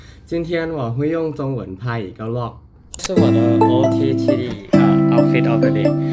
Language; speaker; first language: Chinese; non-native, learner; Thai